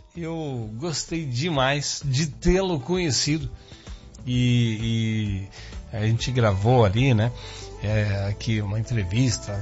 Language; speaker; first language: Portuguese; native; Portuguese